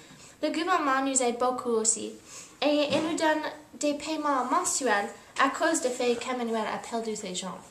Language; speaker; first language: French; non-native, learner; English